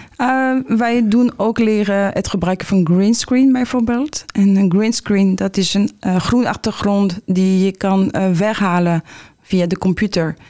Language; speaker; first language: Dutch; non-native, fluent; French